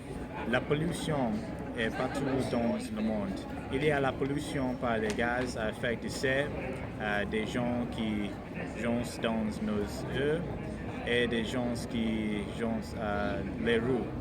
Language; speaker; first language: French; non-native, learner; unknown